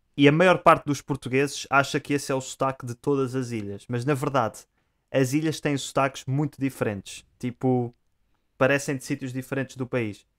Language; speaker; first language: Portuguese; native; Portuguese